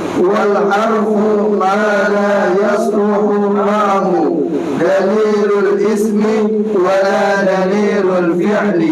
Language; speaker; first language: Arabic; non-native, learner; Indonesian